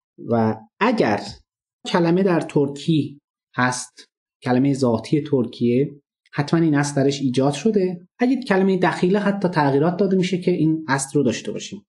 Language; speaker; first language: Persian; non-native, local second language; Azerbaijani